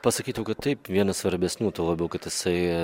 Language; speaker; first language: Lithuanian; native; Lithuanian